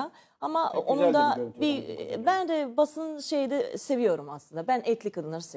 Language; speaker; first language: Turkish; non-native, learner; Serbian